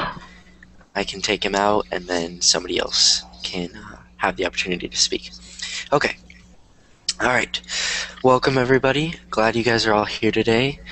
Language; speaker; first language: English; native; English